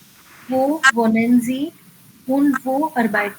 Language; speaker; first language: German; non-native, learner; Hindi